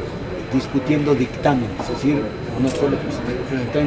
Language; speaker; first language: Spanish; native; Spanish